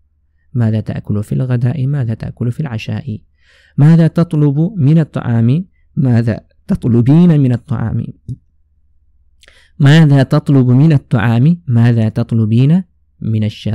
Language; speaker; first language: Arabic; non-native, fluent; Urdu